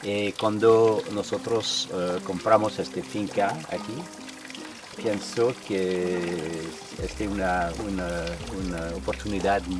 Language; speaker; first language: Spanish; non-native, learner; French